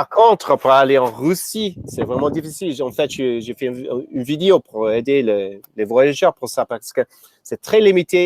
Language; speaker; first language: French; non-native, fluent; English